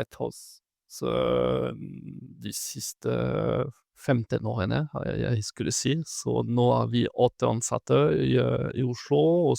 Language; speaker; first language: Norwegian; non-native, fluent; French